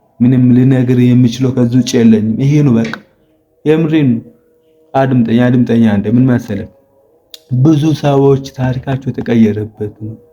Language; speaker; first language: Amharic; native; Amharic